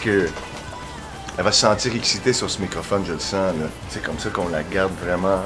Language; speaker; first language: French; native; French